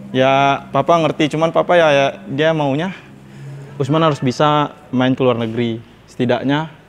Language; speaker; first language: Indonesian; native; Indonesian